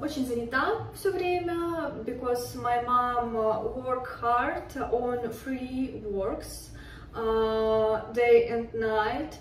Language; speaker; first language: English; non-native, learner; Russian